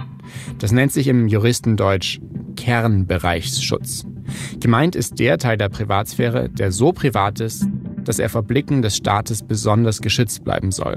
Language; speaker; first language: German; native; German